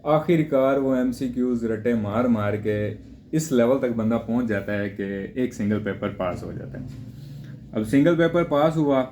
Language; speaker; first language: Urdu; non-native, local second language; Punjabi